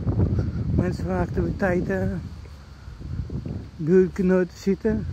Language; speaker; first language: Dutch; non-native, learner; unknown